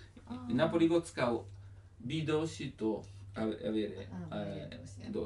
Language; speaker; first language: Japanese; non-native, learner; Italian